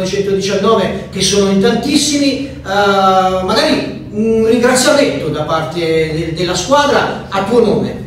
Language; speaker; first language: Italian; native; Italian